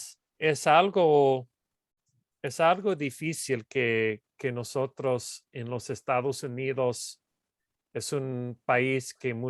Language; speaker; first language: Spanish; non-native, fluent; English